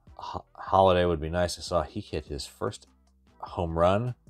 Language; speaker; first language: English; native; English